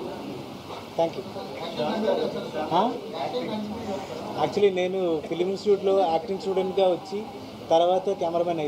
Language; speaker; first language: Telugu; non-native, learner; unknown